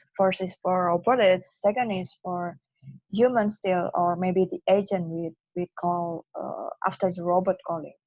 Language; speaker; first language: English; non-native, fluent; Indonesian